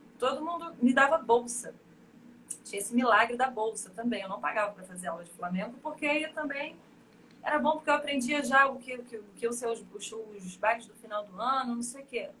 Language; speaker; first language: Portuguese; native; Portuguese